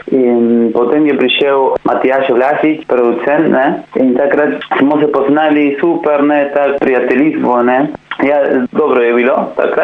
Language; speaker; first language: Slovenian; non-native, learner; Spanish